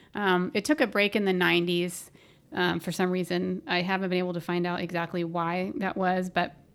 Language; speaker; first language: English; native; English